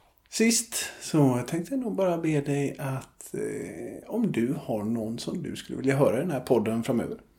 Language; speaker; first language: Swedish; native; Swedish